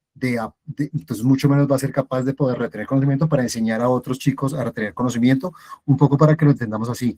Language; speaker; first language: Spanish; native; Spanish